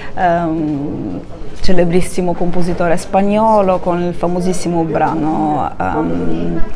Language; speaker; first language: Italian; non-native, fluent; Bulgarian